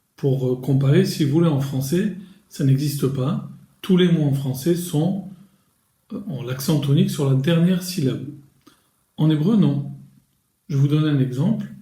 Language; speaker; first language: French; native; French